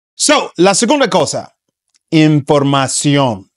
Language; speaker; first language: English; native; English